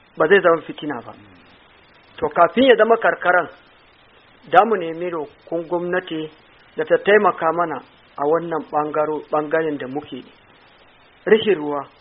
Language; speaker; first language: Hausa; non-native, local second language; Fula